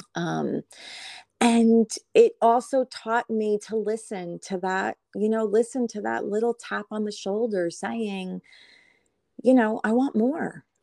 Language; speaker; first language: English; native; English